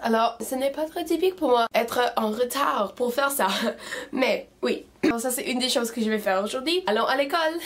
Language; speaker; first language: French; non-native, fluent; English